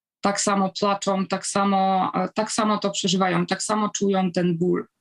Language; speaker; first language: Polish; non-native, fluent; Ukrainian